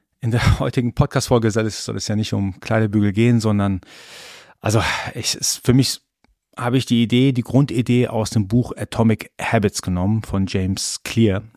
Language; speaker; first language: German; early bilingual, other home language; Persian